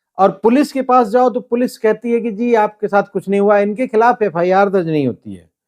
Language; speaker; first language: Hindi; native; Hindi